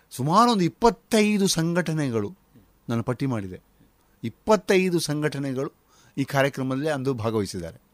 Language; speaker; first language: Kannada; non-native, local second language; Konkani